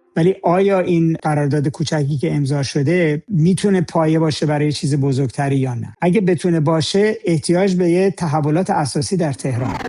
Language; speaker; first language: Persian; native; Persian